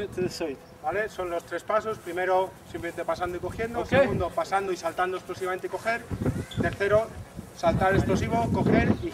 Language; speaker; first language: Spanish; native; Spanish